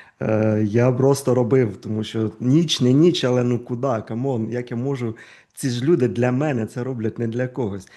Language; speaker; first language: Ukrainian; native; Ukrainian